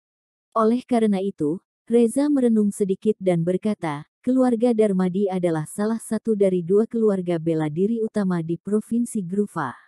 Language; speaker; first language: Indonesian; native; Indonesian